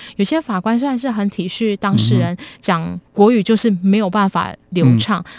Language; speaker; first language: Chinese; non-native, local second language; Min Nan Chinese